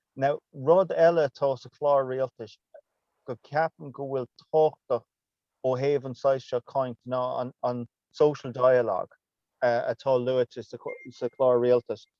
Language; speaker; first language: Irish; non-native, local second language; English